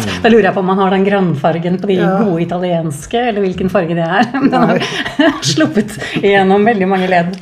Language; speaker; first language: Norwegian; native; Norwegian